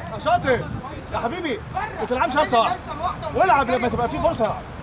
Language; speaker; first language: Arabic; native; Arabic